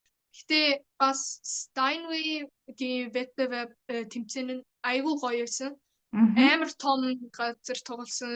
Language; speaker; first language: Mongolian; early bilingual, heritage; Mongolian